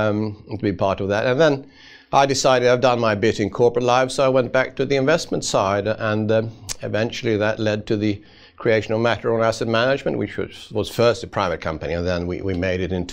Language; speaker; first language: English; non-native, fluent; Swedish